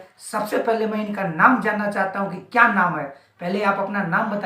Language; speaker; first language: Hindi; native; Hindi